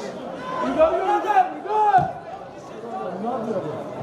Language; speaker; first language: Turkish; native; Turkish